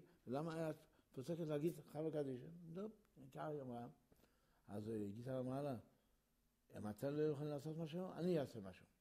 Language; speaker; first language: Hebrew; early bilingual, other home language; Yiddish